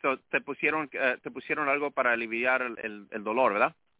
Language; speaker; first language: Spanish; early bilingual, heritage; Spanish